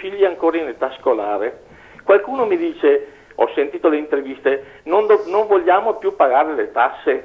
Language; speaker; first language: Italian; native; Italian